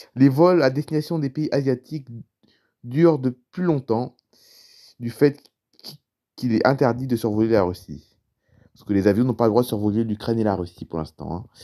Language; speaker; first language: French; native; French